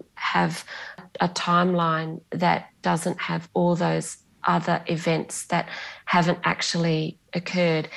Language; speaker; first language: English; non-native, local second language; Greek